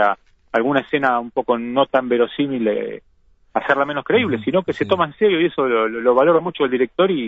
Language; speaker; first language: Spanish; native; Spanish